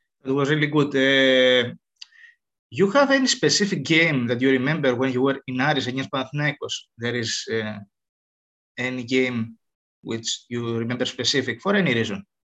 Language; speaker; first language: English; non-native, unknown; Greek